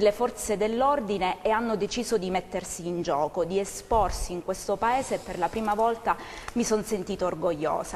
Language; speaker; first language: Italian; native; Italian